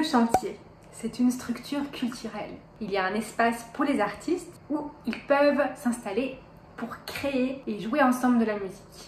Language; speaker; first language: French; native; French